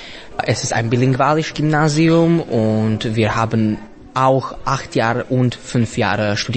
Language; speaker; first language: German; non-native, learner; Slovak